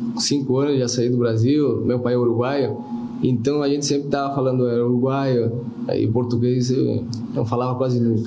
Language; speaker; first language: Portuguese; early bilingual, heritage; Spanish